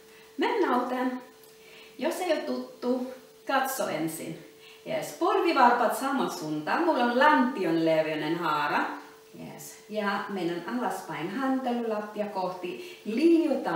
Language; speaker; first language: Finnish; non-native, learner; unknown